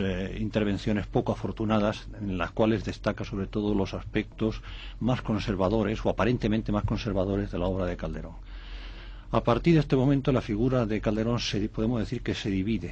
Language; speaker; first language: Spanish; native; Spanish